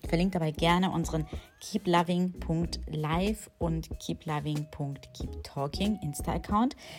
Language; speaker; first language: German; early bilingual, other home language; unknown